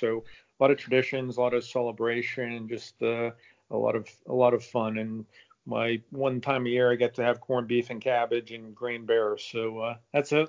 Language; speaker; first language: English; native; English